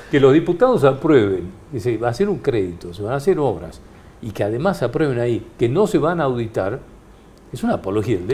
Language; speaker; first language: Spanish; native; Spanish